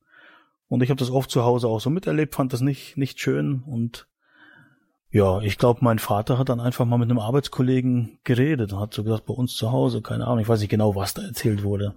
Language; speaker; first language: German; native; German